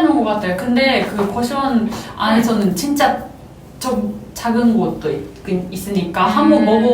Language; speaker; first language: Korean; non-native, fluent; Japanese